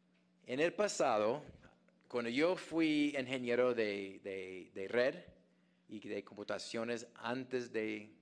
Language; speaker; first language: Spanish; non-native, fluent; English